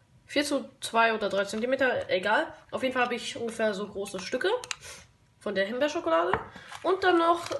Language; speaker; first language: German; native; German